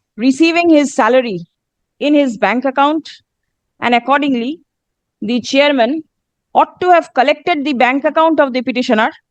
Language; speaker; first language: English; non-native, local second language; Bangla